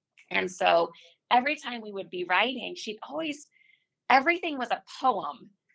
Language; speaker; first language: English; native; English